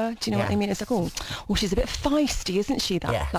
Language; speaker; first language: English; native; English